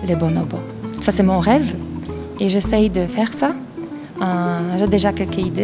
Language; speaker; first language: French; non-native, fluent; Polish